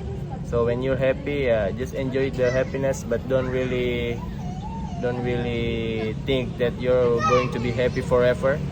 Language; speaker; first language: English; non-native, fluent; Indonesian